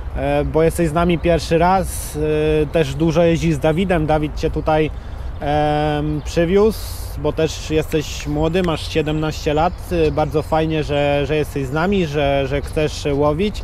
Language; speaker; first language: Polish; native; Polish